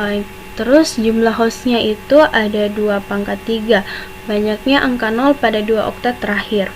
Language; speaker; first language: Indonesian; native; Indonesian